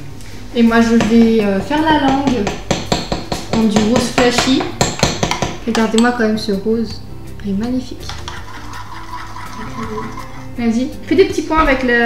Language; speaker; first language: French; native; French